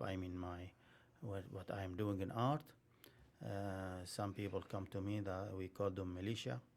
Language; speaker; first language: English; non-native, learner; Arabic